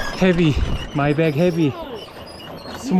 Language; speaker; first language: English; non-native, learner; Korean